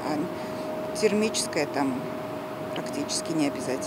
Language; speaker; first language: Russian; native; Russian